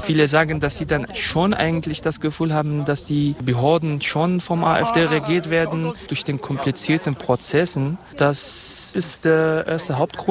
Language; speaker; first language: German; non-native, fluent; Kurdish